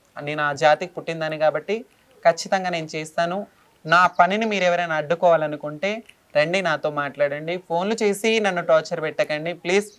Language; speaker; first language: Telugu; non-native, local second language; Lambadi